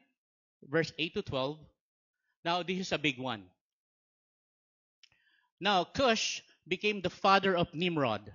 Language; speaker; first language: English; non-native, local second language; Filipino